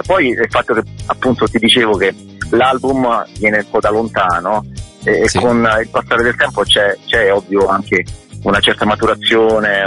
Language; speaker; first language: Italian; native; Italian